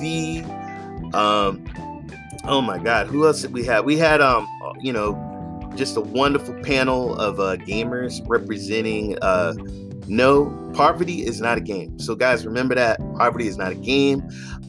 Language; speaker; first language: English; native; English